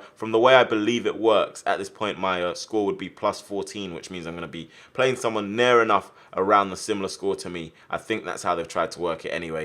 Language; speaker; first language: English; native; English